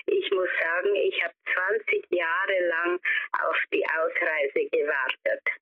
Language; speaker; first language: German; early bilingual, heritage; German